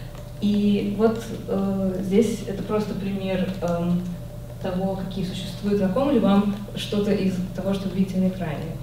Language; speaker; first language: Russian; native; Russian